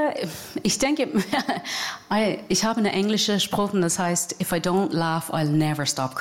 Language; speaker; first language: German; non-native, learner; English